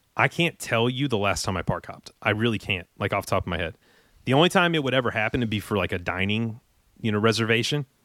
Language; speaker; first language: English; native; English